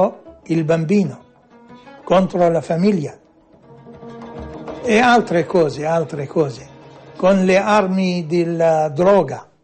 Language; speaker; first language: Italian; non-native, fluent; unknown